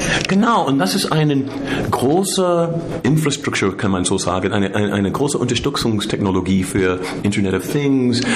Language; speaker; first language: German; non-native, learner; English